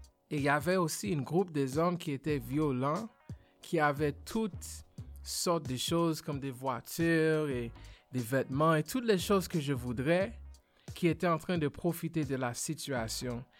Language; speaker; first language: French; non-native, fluent; English